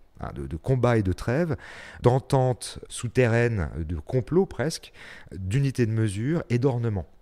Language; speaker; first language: French; native; French